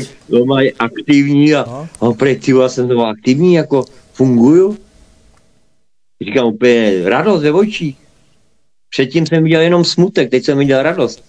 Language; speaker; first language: Czech; native; Czech